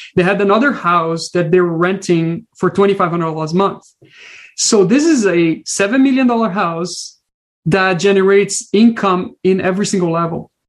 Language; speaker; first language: English; non-native, fluent; Portuguese